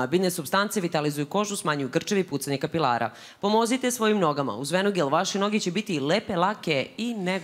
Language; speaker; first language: Serbian; native; Serbian